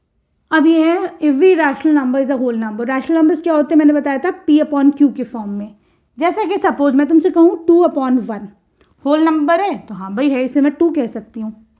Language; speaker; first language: Hindi; native; Hindi